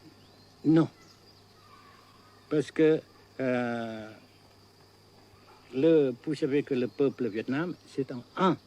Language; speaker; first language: French; non-native, local second language; Vietnamese